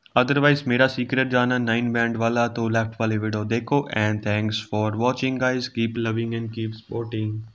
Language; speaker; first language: Hindi; native; Hindi